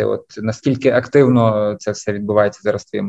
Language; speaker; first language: Ukrainian; native; Ukrainian